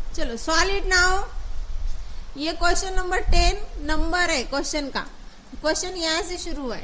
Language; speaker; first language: Hindi; non-native, local second language; Marathi